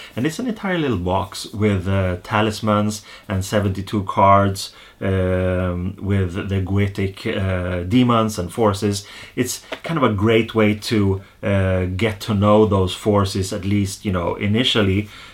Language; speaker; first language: English; non-native, fluent; Swedish